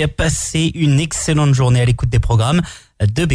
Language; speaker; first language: French; native; French